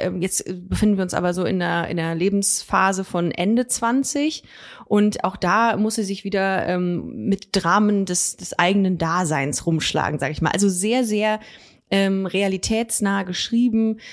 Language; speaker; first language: German; native; German